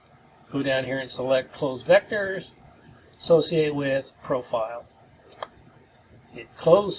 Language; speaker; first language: English; native; English